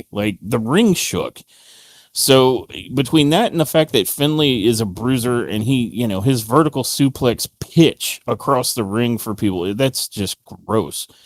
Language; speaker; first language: English; native; English